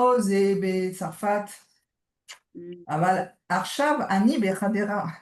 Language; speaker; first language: Hebrew; non-native, learner; French